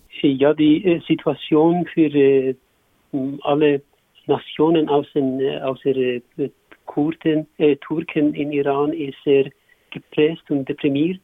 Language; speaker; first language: German; non-native, learner; Kurdish